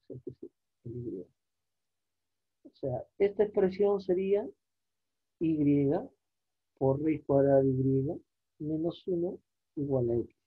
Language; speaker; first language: Spanish; native; Spanish